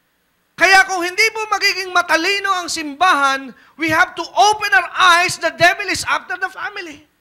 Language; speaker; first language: Filipino; native; Filipino